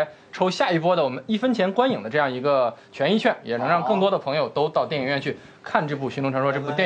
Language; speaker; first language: Chinese; native; Chinese